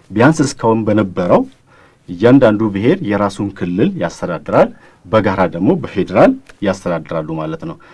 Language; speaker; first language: Amharic; non-native, local second language; Oromo